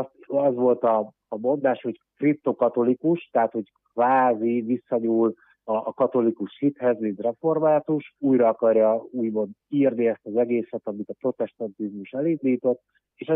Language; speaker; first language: Hungarian; native; Hungarian